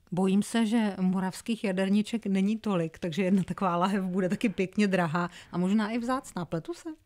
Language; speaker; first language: Czech; native; Czech